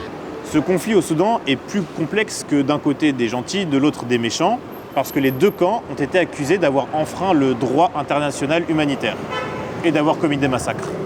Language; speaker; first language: French; native; French